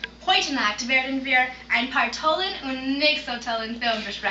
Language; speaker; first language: German; non-native, learner; English